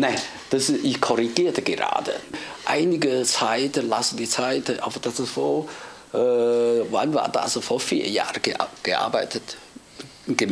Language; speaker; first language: German; non-native, learner; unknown